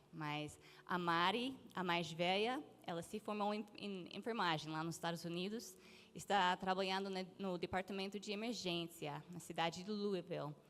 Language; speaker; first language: Portuguese; non-native, fluent; English